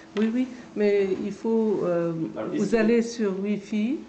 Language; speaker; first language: French; non-native, fluent; Persian